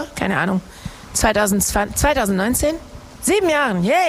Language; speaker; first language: German; non-native, fluent; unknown